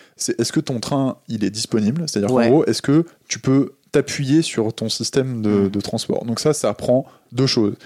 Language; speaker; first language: French; native; French